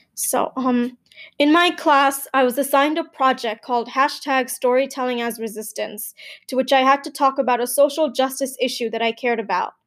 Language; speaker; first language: English; early bilingual, other home language; Gujarati